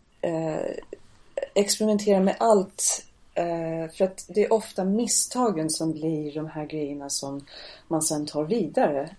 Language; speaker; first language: Swedish; non-native, fluent; English